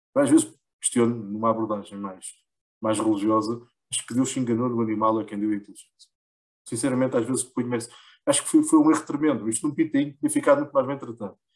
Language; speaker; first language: Portuguese; native; Portuguese